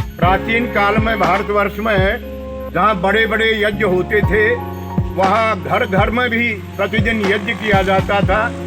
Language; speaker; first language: Hindi; native; Hindi